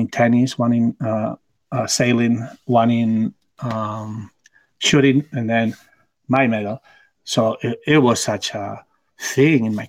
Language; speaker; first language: English; non-native, fluent; Spanish